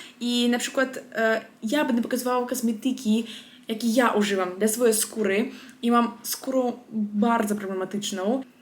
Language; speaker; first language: Polish; non-native, fluent; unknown